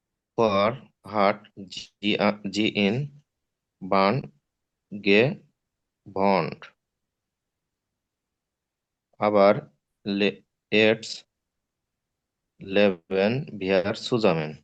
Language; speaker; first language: German; non-native, learner; Bangla